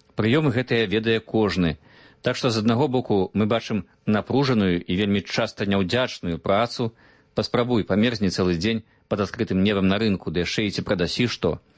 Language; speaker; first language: Belarusian; native; Belarusian